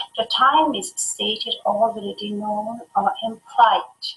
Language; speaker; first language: English; non-native, fluent; Mongolian